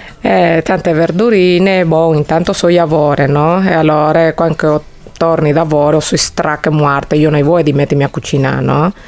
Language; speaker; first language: Italian; non-native, fluent; Spanish